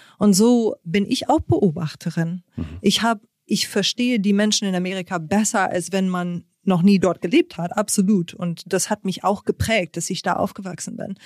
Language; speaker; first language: German; non-native, fluent; English